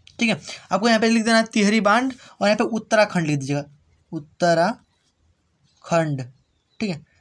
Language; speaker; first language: Hindi; native; Hindi